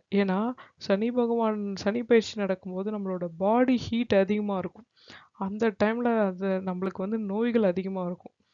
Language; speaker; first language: Tamil; native; Tamil